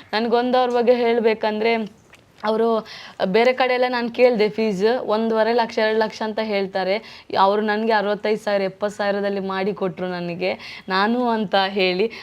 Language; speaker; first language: Kannada; non-native, local second language; Tulu